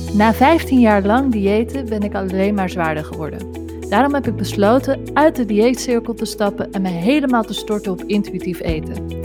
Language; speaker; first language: Dutch; native; Dutch